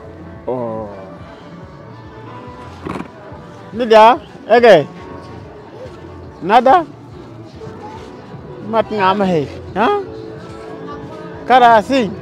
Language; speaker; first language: Portuguese; non-native, learner; Vietnamese